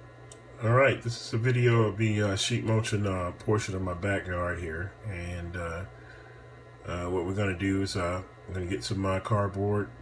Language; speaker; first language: English; native; English